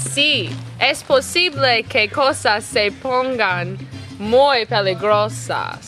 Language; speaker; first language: Spanish; non-native, learner; English